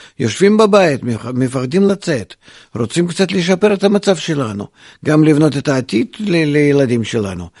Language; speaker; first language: Hebrew; non-native, fluent; Russian